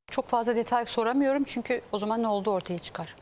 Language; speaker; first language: Turkish; native; Turkish